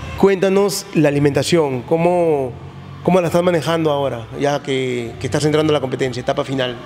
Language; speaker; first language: Spanish; native; Spanish